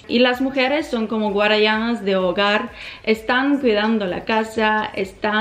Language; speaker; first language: Spanish; non-native, fluent; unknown